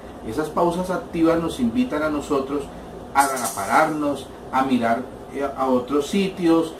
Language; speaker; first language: Spanish; native; Spanish